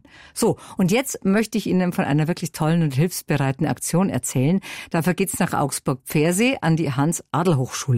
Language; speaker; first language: German; native; German